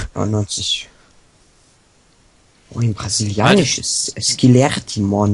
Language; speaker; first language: German; native; German